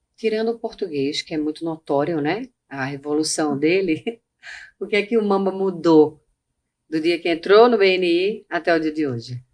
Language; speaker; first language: Portuguese; native; Portuguese